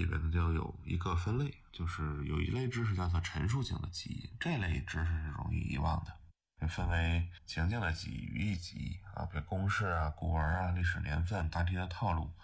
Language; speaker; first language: Chinese; native; Chinese